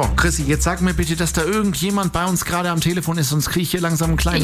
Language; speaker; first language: German; native; German